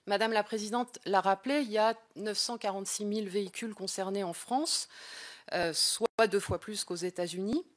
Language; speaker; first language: French; native; French